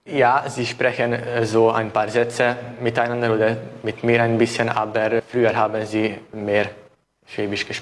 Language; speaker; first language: German; non-native, local second language; Hungarian